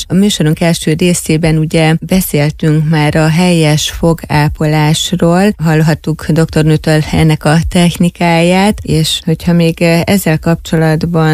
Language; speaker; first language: Hungarian; native; Hungarian